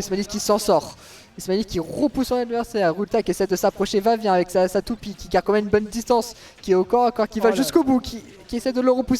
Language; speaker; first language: French; native; French